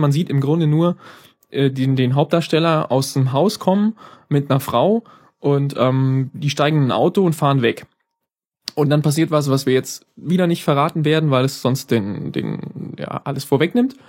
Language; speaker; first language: German; native; German